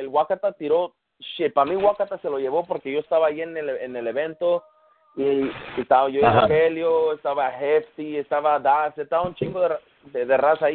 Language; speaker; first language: Spanish; early bilingual, heritage; Spanish